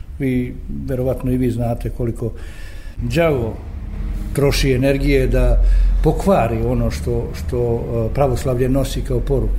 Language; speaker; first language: Serbian; native; Serbian